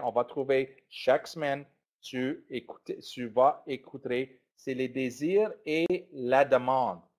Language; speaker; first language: French; non-native, learner; English